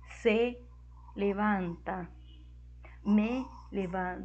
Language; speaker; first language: Spanish; non-native, fluent; Portuguese